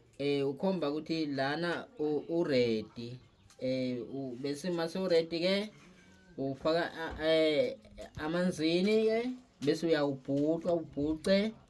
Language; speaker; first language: Zulu; non-native, local second language; Swati